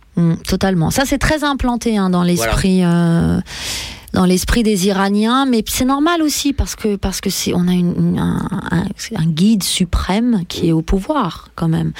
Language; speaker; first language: French; early bilingual, other home language; Persian